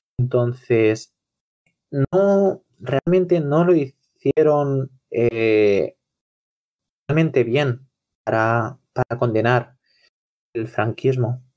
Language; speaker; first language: Spanish; non-native, local second language; Catalan